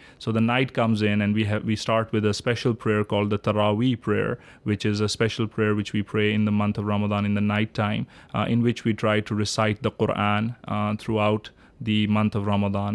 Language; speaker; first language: English; non-native, local second language; Urdu